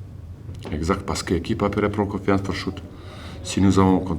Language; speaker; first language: French; non-native, learner; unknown